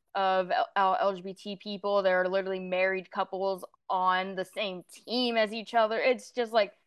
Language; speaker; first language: English; native; English